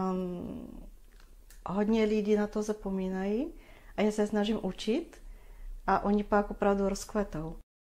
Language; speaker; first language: Czech; non-native, fluent; Bulgarian